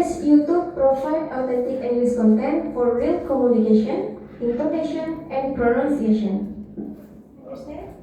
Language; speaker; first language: English; non-native, fluent; Indonesian